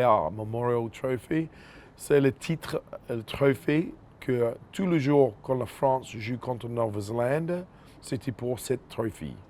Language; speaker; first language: French; non-native, fluent; English